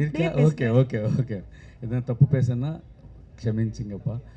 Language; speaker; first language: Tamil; non-native, learner; Telugu